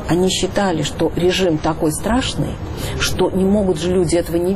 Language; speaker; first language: Russian; native; Russian